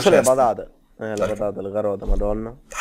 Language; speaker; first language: Italian; native; Italian